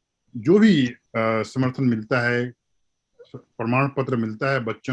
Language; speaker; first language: Hindi; native; Hindi